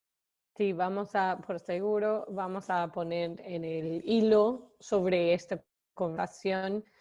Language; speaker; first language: Spanish; non-native, fluent; English